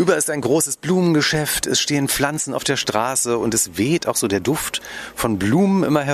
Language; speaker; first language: German; native; German